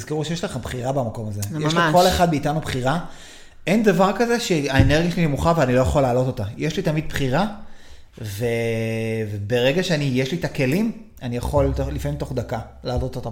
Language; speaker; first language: Hebrew; native; Hebrew